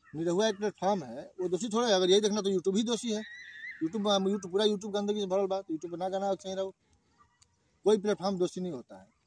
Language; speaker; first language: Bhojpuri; native; Bhojpuri